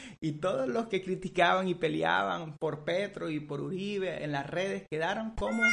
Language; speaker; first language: Spanish; native; Spanish